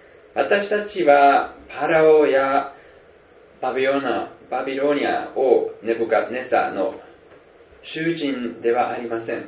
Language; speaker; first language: Japanese; non-native, fluent; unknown